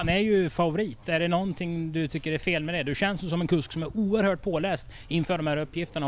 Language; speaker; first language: Swedish; native; Swedish